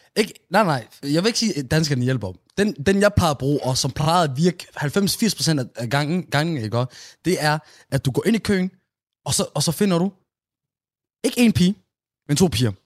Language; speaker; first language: Danish; early bilingual, other home language; Somali